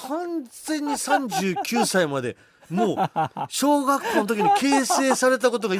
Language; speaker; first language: Japanese; native; Japanese